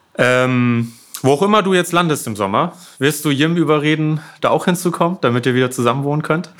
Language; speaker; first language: German; native; German